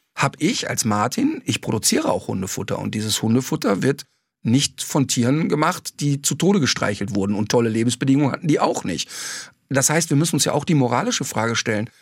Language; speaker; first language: German; native; German